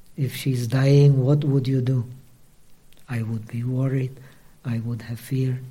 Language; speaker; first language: English; non-native, fluent; Czech